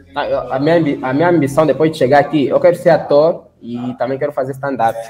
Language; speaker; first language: Portuguese; native; Portuguese